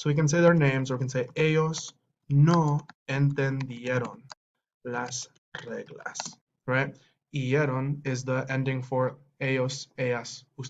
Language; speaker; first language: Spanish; non-native, fluent; English